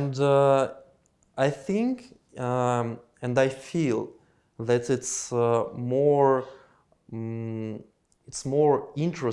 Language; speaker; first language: English; non-native, learner; Russian